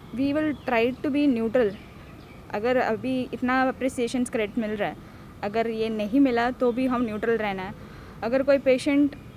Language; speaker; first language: Hindi; non-native, local second language; Telugu